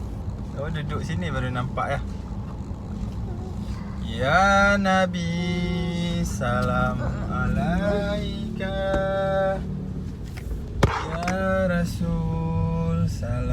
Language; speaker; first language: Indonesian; non-native, local second language; Achinese